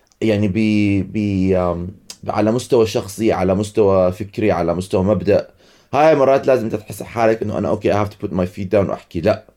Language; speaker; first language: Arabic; native; Arabic